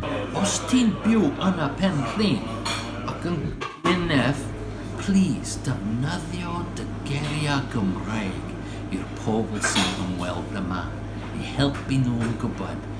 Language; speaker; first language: Welsh; non-native, learner; English